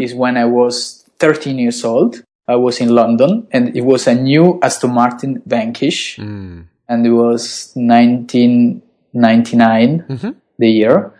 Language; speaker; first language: English; non-native, fluent; Italian